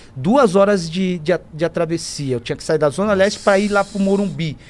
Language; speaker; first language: Portuguese; native; Portuguese